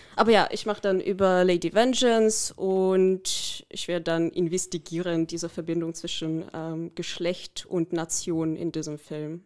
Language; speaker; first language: German; non-native, fluent; Korean